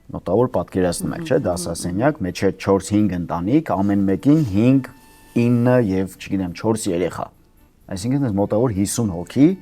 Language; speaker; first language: Armenian; native; Armenian